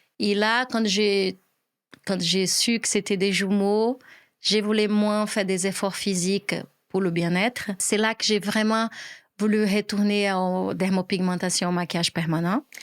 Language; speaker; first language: French; non-native, fluent; Portuguese